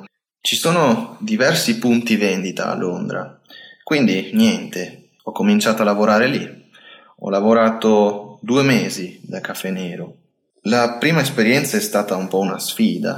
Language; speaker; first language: Italian; native; Italian